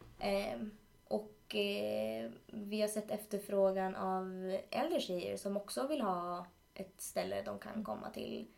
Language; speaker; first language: Swedish; early bilingual, other home language; Spanish